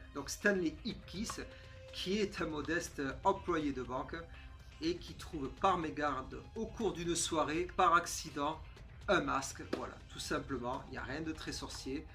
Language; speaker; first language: French; native; French